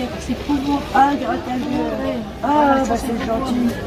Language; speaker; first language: French; non-native, learner; Thai